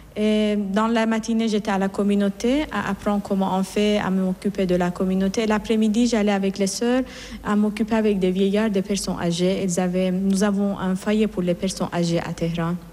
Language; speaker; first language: French; non-native, fluent; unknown